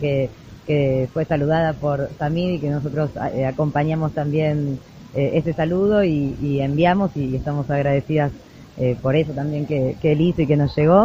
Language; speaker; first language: Spanish; native; Spanish